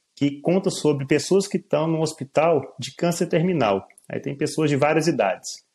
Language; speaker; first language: Portuguese; native; Portuguese